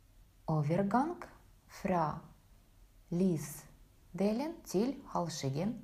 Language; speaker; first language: Norwegian; non-native, fluent; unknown